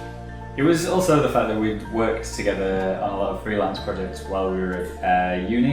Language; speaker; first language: English; native; English